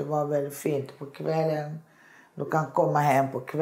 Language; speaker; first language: Swedish; non-native, learner; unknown